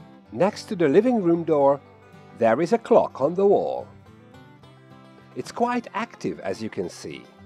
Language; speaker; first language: English; non-native, fluent; Hungarian